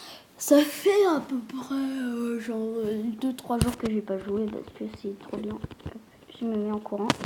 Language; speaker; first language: French; native; French